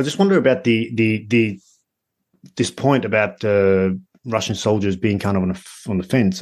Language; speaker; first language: English; native; English